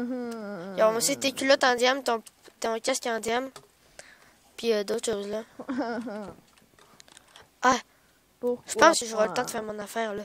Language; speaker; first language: French; native; French